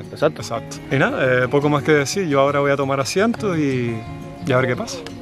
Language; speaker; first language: Spanish; native; Spanish